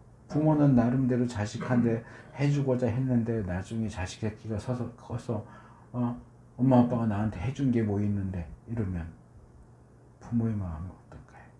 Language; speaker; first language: Korean; native; Korean